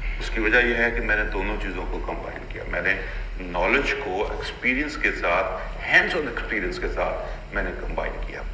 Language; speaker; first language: Urdu; non-native, local second language; Punjabi